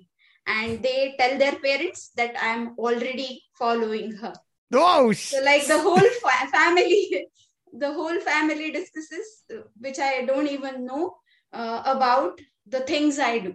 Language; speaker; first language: English; non-native, local second language; Marathi